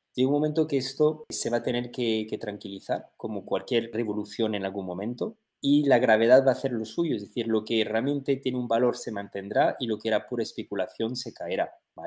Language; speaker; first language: Spanish; native; Spanish